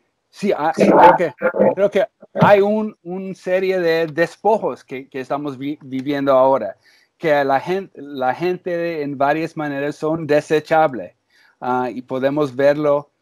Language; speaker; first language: Spanish; early bilingual, heritage; English